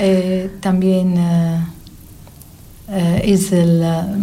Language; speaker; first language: Catalan; non-native, learner; Arabic